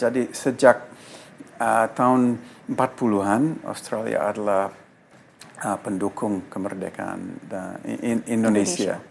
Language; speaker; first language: Indonesian; non-native, fluent; English